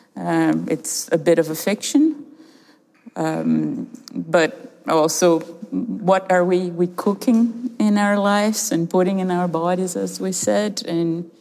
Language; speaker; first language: English; early bilingual, other home language; Portuguese